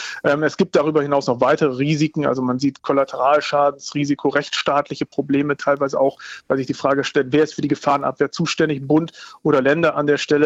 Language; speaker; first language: German; native; German